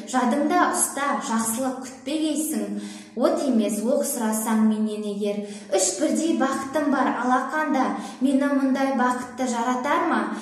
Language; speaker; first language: Kazakh; non-native, local second language; Russian